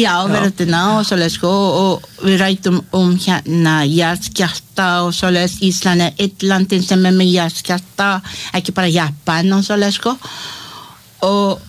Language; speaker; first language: Icelandic; non-native, learner; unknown